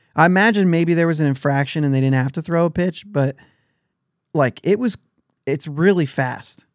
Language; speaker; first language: English; native; English